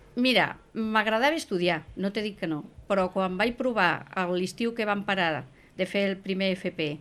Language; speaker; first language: Catalan; non-native, local second language; Spanish